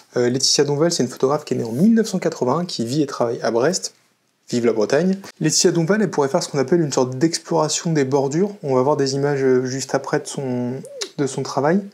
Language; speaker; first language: French; native; French